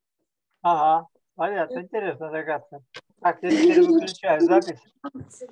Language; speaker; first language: Russian; native; Russian